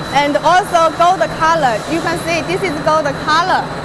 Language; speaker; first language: English; non-native, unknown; Chinese